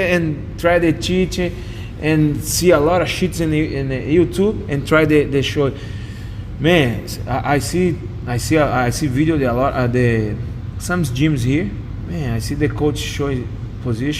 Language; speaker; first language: English; non-native, learner; Portuguese